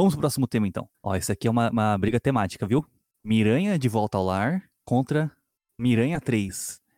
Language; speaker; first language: Portuguese; native; Portuguese